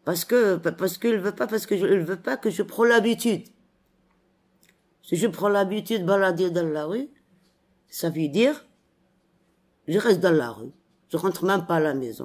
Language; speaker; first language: French; non-native, local second language; Arabic